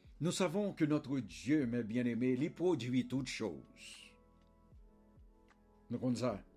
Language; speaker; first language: French; non-native, local second language; Haitian Creole